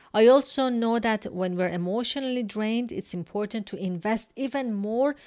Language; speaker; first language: English; non-native, fluent; Persian